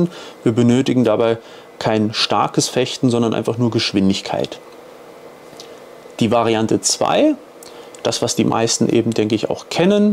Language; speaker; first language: German; native; German